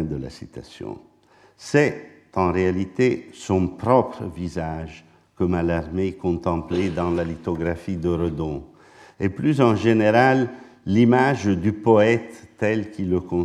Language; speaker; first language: French; non-native, fluent; Italian